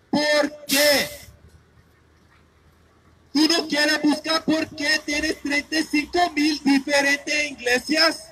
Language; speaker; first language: Spanish; non-native, learner; English